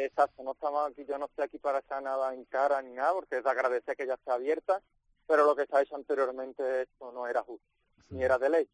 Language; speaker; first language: Spanish; native; Spanish